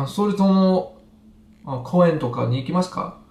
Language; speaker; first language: Japanese; non-native, fluent; English